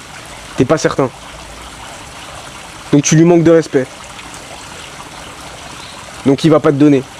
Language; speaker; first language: French; native; French